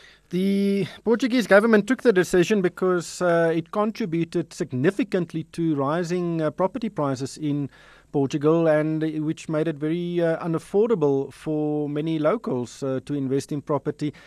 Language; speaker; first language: English; non-native, local second language; Afrikaans